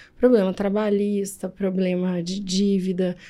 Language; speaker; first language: Portuguese; native; Portuguese